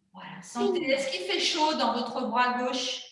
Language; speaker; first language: French; native; French